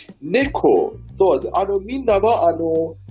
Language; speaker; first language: Japanese; non-native, learner; Persian